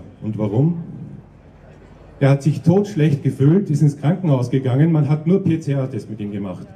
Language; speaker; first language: German; native; German